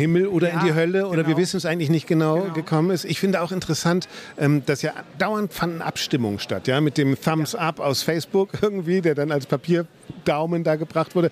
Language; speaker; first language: German; native; German